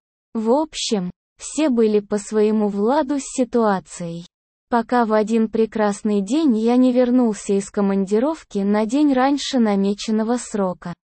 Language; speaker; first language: Russian; native; Russian